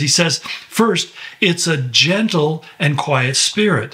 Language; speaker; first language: English; native; English